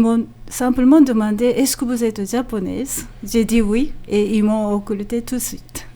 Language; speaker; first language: French; non-native, fluent; Japanese